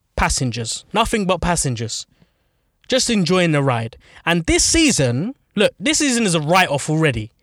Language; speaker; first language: English; native; English